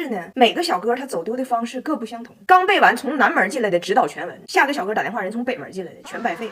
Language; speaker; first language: Chinese; native; Chinese